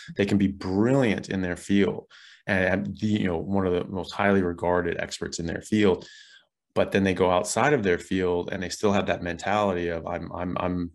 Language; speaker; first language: English; native; English